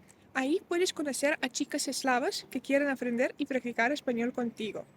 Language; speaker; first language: Spanish; non-native, fluent; Russian